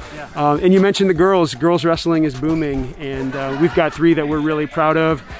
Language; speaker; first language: English; native; English